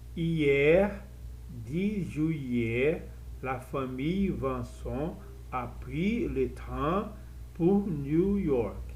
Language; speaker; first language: French; non-native, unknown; Portuguese